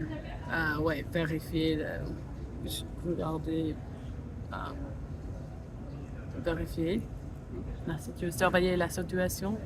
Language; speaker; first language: French; non-native, fluent; English